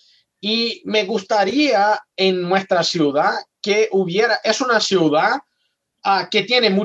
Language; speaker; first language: Spanish; non-native, fluent; Portuguese